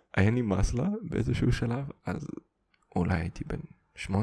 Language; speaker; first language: Hebrew; non-native, fluent; Russian